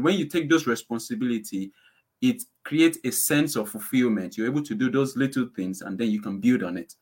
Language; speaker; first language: English; non-native, local second language; Yoruba